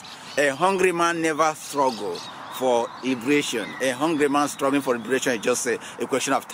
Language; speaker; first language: English; non-native, local second language; Igbo